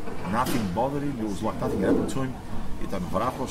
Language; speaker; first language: English; early bilingual, other home language; Greek